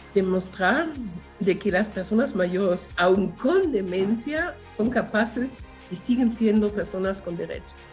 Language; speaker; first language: Spanish; non-native, fluent; German